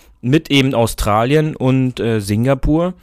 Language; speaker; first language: German; native; German